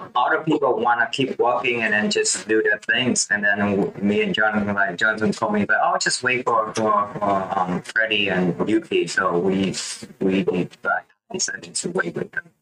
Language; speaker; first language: English; non-native, learner; Vietnamese